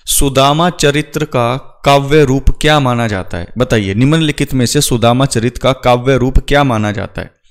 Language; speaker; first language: Hindi; native; Hindi